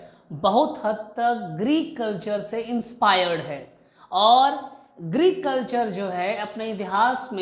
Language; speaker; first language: Hindi; native; Hindi